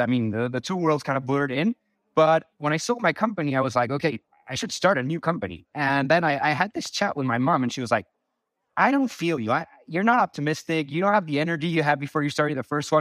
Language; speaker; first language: English; non-native, fluent; Spanish